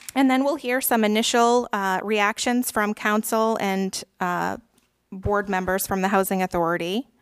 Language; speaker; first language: English; native; English